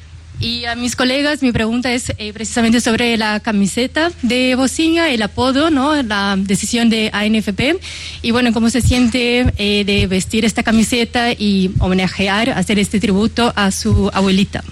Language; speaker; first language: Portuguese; non-native, fluent; Spanish